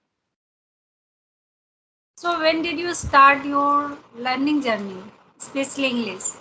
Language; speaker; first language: English; non-native, learner; Hindi